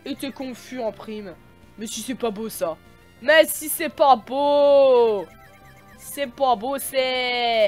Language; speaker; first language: French; native; French